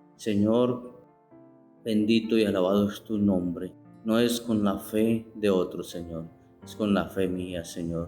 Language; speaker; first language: Spanish; native; Spanish